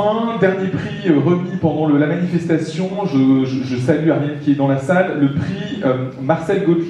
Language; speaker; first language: French; native; French